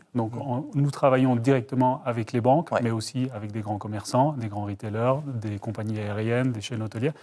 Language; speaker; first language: French; native; French